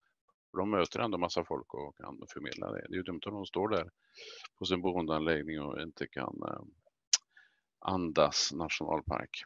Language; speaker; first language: Swedish; native; Swedish